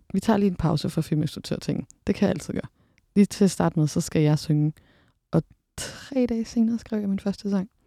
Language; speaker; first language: Danish; native; Danish